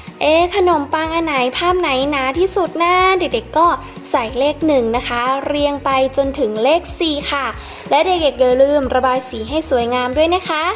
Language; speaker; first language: Thai; native; Thai